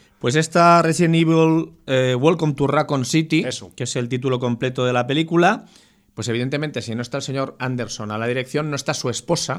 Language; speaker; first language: Spanish; native; Spanish